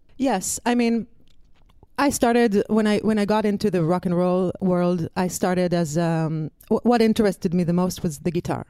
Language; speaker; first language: English; non-native, fluent; Hebrew